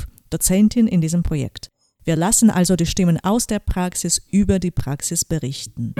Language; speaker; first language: German; native; German